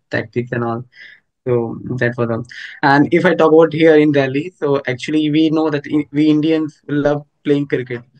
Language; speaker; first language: English; non-native, local second language; Hindi